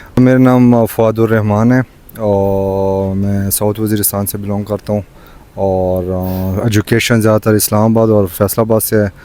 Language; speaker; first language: Urdu; non-native, local second language; Pashto